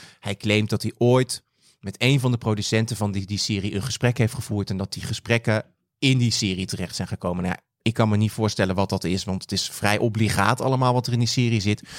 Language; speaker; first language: Dutch; native; Dutch